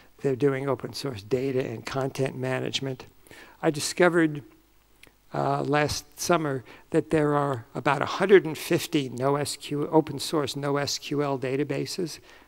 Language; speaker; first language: English; native; English